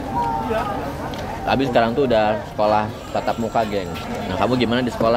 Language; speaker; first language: Indonesian; native; Indonesian